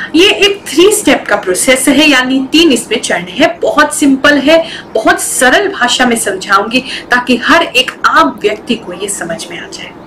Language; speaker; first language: Hindi; native; Hindi